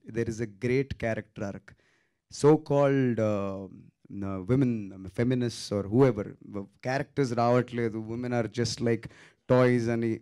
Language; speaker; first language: English; non-native, local second language; Telugu